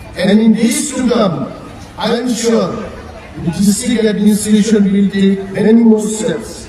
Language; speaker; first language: English; non-native, local second language; Bangla